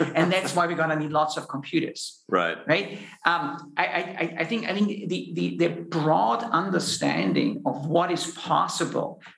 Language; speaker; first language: English; non-native, fluent; German